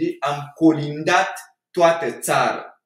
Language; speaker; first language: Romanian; non-native, fluent; French